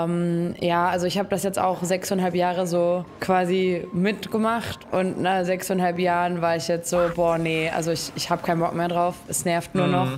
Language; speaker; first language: German; native; German